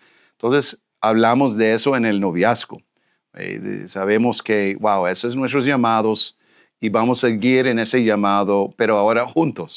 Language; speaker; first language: Spanish; non-native, fluent; English